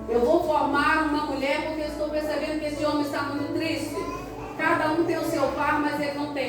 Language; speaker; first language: Portuguese; native; Portuguese